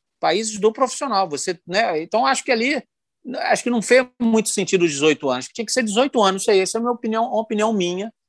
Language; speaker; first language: Portuguese; native; Portuguese